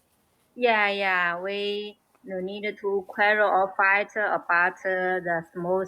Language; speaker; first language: English; non-native, learner; Chinese